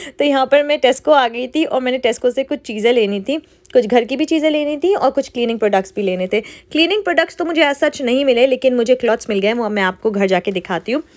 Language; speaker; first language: Urdu; native; Urdu